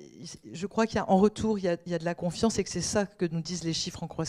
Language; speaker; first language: French; native; French